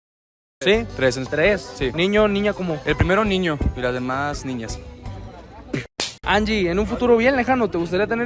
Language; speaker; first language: Spanish; native; Spanish